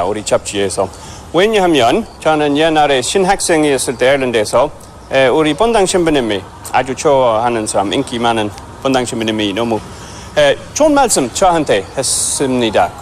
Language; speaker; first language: Korean; non-native, fluent; English